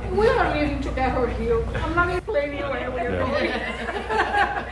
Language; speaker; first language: English; non-native, fluent; Portuguese